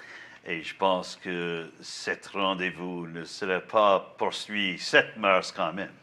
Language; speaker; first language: French; non-native, learner; English